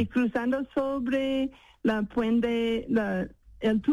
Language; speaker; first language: Spanish; non-native, fluent; English